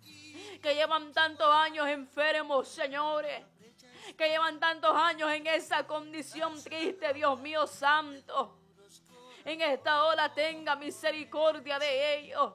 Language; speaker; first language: Spanish; native; Spanish